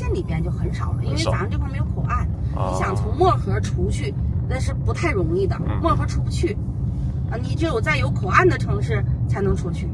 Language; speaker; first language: Chinese; native; Chinese